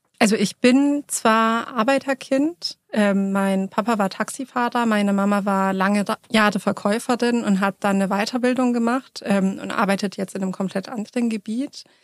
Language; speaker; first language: German; early bilingual, other home language; Persian